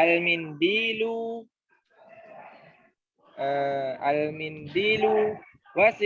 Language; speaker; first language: Arabic; non-native, learner; Indonesian